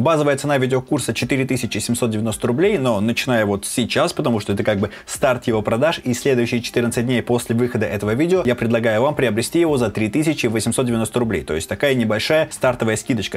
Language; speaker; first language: Russian; native; Russian